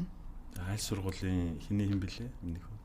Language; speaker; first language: Mongolian; native; Mongolian